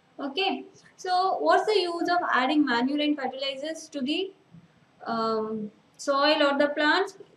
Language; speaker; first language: English; non-native, local second language; Telugu